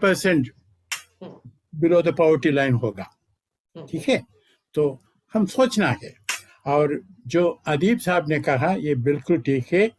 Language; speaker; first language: Hindi; non-native, fluent; Malayalam